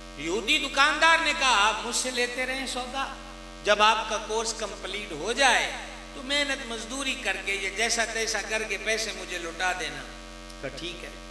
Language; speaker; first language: Urdu; non-native, local second language; Punjabi